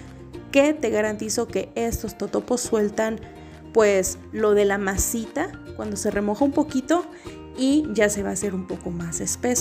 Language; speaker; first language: Spanish; native; Spanish